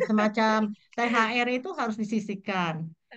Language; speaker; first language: Indonesian; native; Indonesian